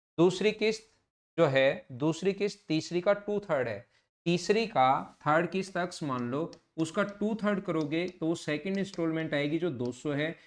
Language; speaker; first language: Hindi; native; Hindi